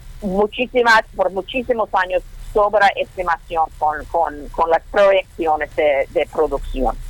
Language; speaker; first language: Spanish; non-native, learner; English